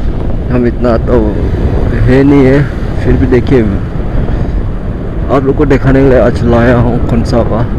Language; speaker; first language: Hindi; non-native, local second language; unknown